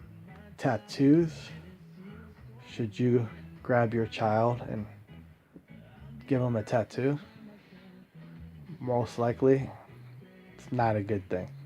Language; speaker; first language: English; native; English